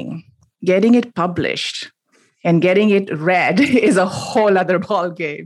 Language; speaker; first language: English; non-native, local second language; Hindi